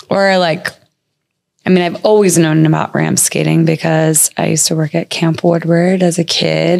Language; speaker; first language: English; native; English